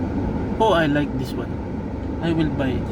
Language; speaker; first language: English; non-native, local second language; Arabic